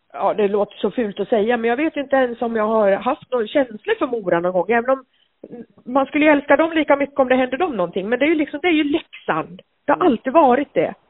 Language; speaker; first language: Swedish; native; Swedish